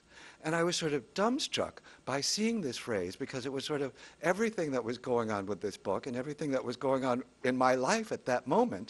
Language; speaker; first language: English; native; English